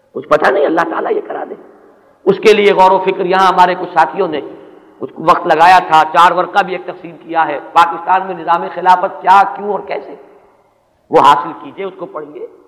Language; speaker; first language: Urdu; native; Urdu